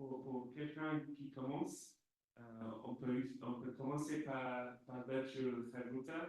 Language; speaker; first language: French; non-native, fluent; English